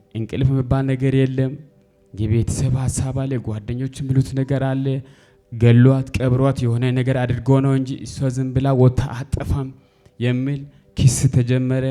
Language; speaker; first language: Amharic; native; Amharic